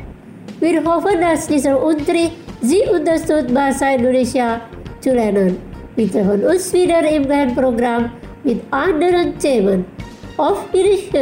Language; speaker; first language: German; non-native, fluent; Indonesian